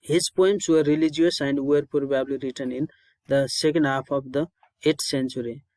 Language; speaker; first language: English; non-native, local second language; Nepali